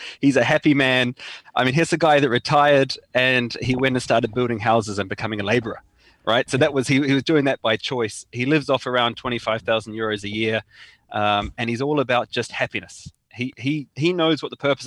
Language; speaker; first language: English; native; English